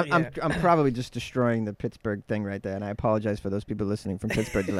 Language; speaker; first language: English; native; English